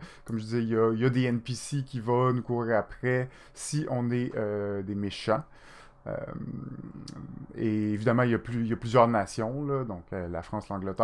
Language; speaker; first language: French; native; French